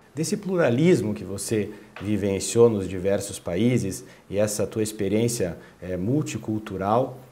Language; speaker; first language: Portuguese; native; Portuguese